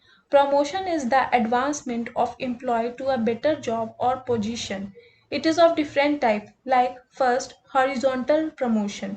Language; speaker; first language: English; non-native, local second language; Hindi